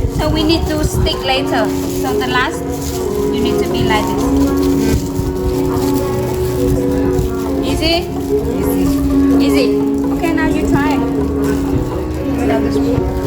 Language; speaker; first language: English; non-native, learner; Vietnamese